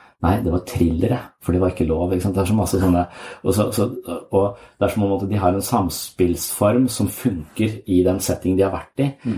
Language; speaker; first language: Norwegian; native; Norwegian